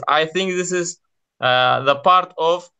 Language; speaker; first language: English; non-native, learner; Kurdish